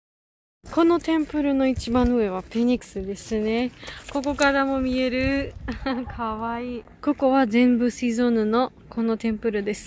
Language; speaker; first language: Japanese; non-native, learner; Georgian